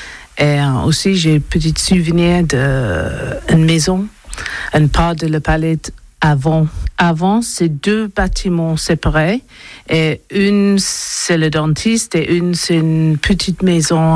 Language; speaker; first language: French; non-native, learner; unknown